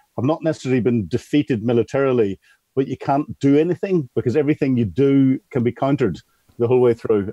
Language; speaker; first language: English; native; English